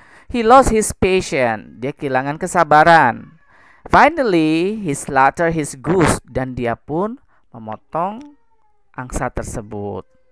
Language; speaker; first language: English; non-native, fluent; Indonesian